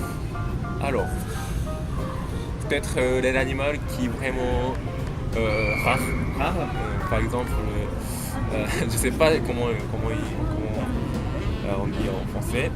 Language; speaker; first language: French; non-native, learner; Japanese